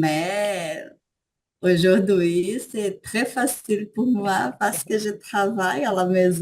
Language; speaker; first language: French; non-native, learner; Portuguese